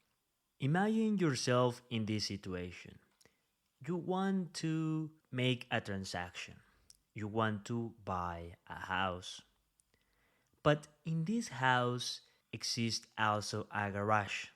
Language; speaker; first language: English; non-native, fluent; Spanish